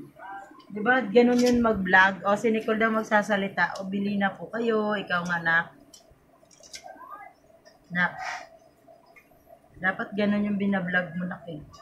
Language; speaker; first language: Filipino; non-native, local second language; Hiligaynon